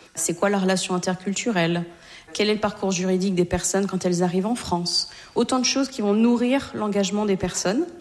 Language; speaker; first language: French; native; French